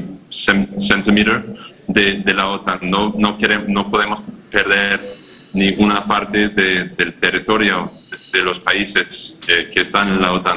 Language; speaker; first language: Spanish; non-native, fluent; English